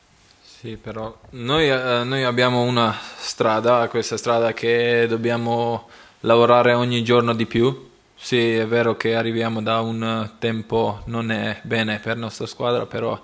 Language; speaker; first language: Italian; non-native, learner; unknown